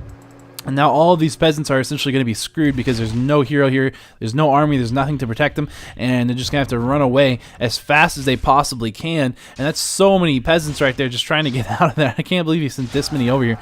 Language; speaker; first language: English; native; English